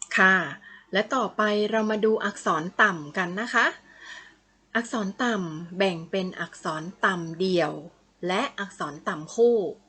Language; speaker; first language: Thai; native; Thai